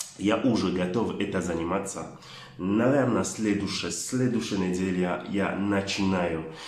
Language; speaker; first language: Russian; non-native, learner; French